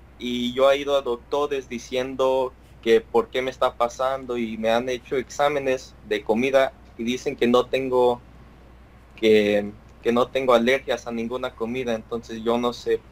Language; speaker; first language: Spanish; early bilingual, heritage; Spanish